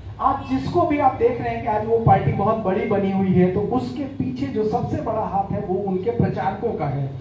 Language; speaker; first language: Hindi; native; Hindi